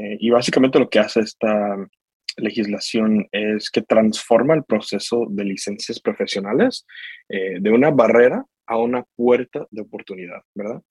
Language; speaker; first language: Spanish; early bilingual, heritage; Spanish